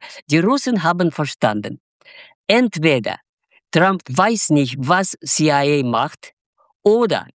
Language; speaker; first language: German; non-native, fluent; Russian